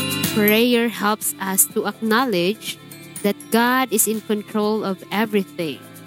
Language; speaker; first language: English; non-native, local second language; Filipino